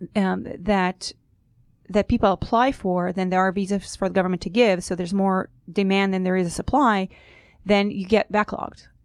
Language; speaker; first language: English; non-native, fluent; Hebrew